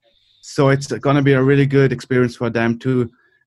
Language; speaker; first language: English; non-native, fluent; German